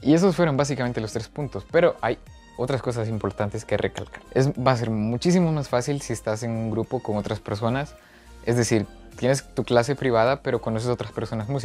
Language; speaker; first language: Spanish; native; Spanish